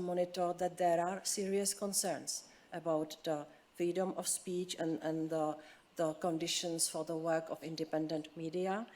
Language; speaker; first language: English; non-native, fluent; Czech